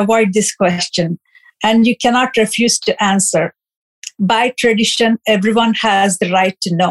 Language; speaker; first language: English; non-native, local second language; Telugu